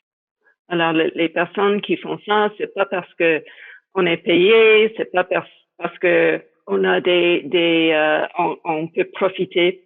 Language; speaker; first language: French; non-native, fluent; English